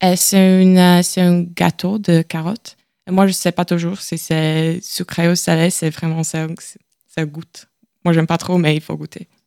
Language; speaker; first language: French; non-native, learner; Latvian